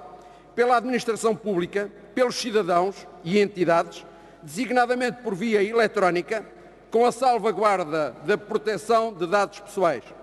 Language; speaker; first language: Portuguese; native; Portuguese